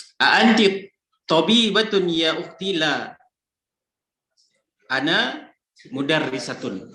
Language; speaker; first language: Arabic; non-native, fluent; Indonesian